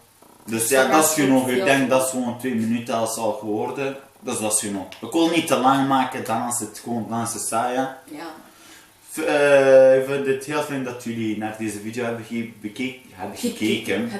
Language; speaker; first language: Dutch; early bilingual, other home language; Arabic